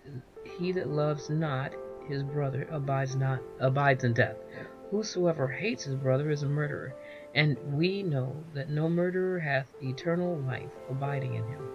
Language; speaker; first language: English; native; English